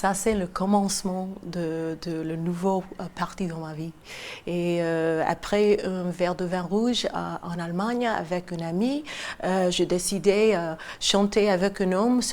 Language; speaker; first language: French; non-native, learner; English